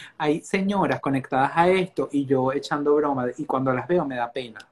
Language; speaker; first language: Spanish; native; Spanish